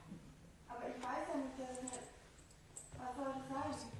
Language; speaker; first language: German; native; German